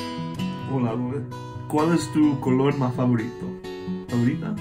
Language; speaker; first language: Spanish; non-native, learner; English